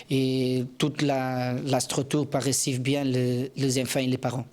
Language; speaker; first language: French; non-native, learner; Portuguese